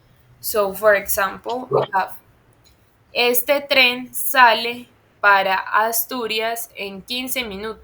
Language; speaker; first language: Spanish; non-native, fluent; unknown